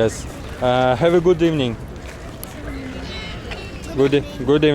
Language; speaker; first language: English; non-native, learner; Russian